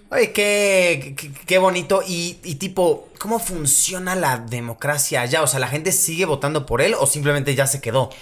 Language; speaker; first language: Spanish; native; Spanish